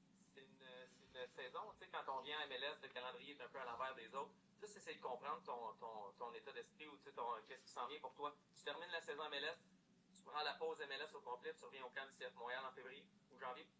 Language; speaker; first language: French; native; French